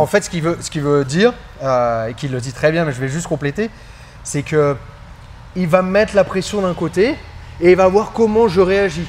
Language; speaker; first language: French; native; French